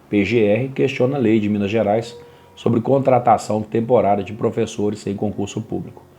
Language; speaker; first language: Portuguese; native; Portuguese